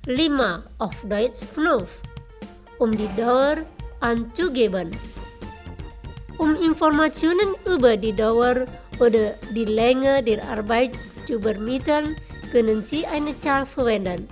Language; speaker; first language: German; non-native, fluent; Indonesian